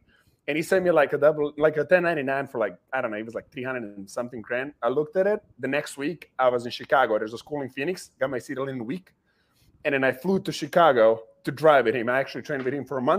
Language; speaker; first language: English; non-native, fluent; Serbian